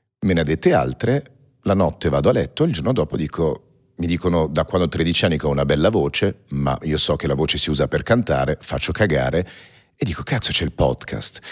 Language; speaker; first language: Italian; native; Italian